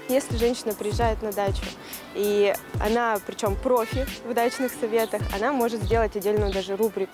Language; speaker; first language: Russian; native; Russian